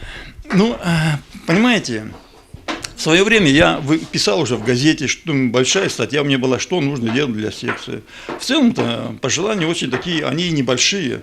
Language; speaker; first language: Russian; native; Russian